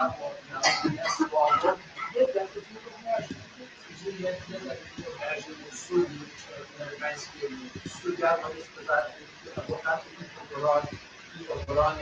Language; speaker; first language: Ukrainian; early bilingual, heritage; English